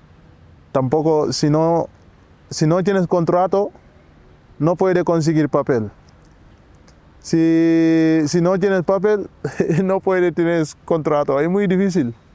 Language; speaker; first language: Spanish; non-native, learner; Wolof